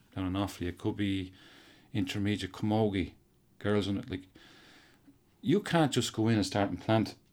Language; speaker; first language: English; native; English